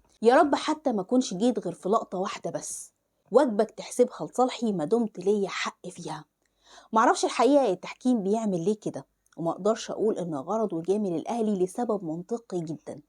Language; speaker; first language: Arabic; native; Arabic